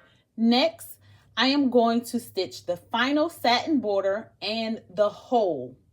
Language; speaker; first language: English; native; English